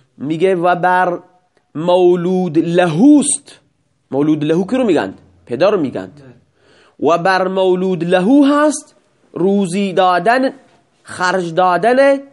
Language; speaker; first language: Persian; non-native, local second language; Baluchi